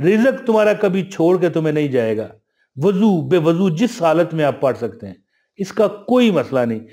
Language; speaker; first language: Urdu; non-native, local second language; Punjabi